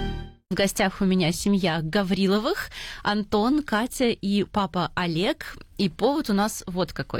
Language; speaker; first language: Russian; native; Russian